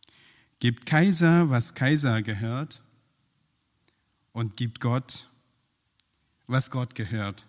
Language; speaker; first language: German; non-native, fluent; Persian